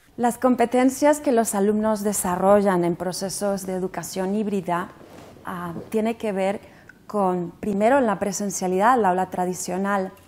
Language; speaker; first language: Spanish; native; Spanish